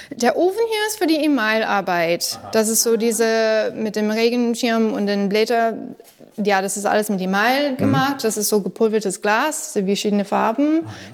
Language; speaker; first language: German; non-native, learner; English